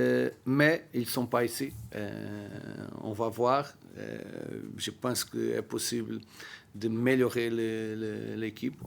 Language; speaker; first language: French; non-native, learner; Portuguese